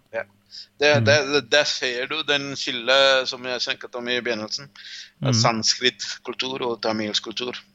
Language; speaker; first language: Norwegian; non-native, fluent; Sinhala